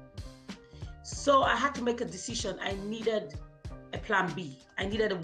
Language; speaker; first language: English; non-native, local second language; Igbo